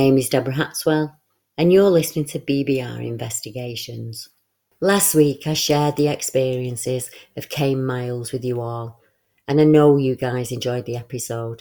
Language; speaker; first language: English; native; English